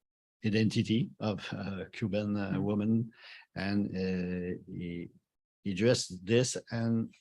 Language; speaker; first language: English; non-native, fluent; French